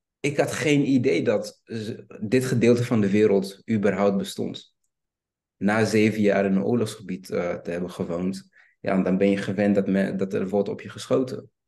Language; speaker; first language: Dutch; early bilingual, other home language; Kinyarwanda